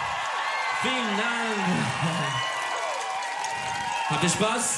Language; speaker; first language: German; non-native, learner; Turkish